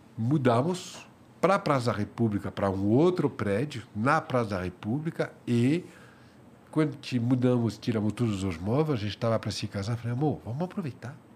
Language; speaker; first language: Portuguese; non-native, fluent; French